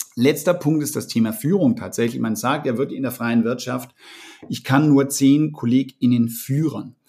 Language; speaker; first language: German; non-native, fluent; Danish